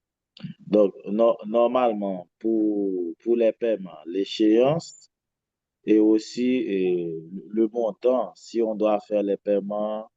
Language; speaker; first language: French; non-native, local second language; Haitian Creole